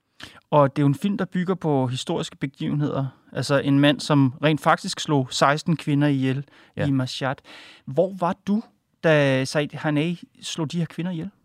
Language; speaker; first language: Danish; native; Danish